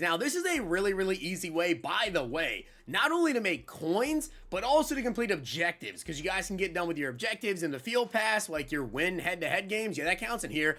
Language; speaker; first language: English; native; English